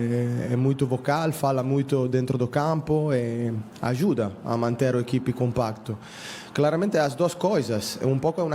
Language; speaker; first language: Portuguese; non-native, fluent; Spanish